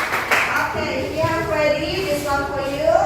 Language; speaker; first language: English; non-native, fluent; Indonesian